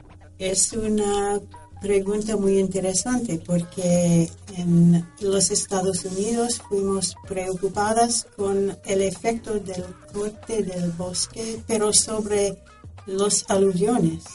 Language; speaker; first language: Spanish; non-native, fluent; English